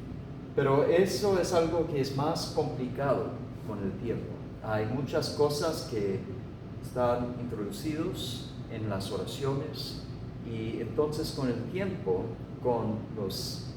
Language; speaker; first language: Spanish; non-native, fluent; English